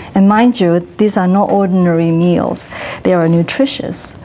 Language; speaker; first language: English; non-native, local second language; Cantonese